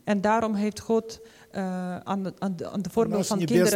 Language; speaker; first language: Dutch; non-native, fluent; Ukrainian